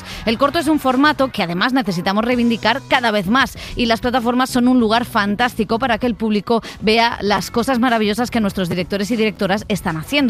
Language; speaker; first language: Spanish; native; Spanish